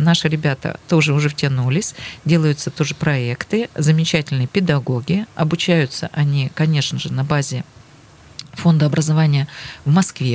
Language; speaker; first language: Russian; native; Russian